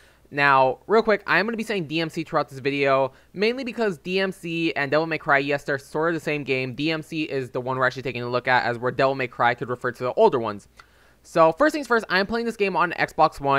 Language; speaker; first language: English; native; English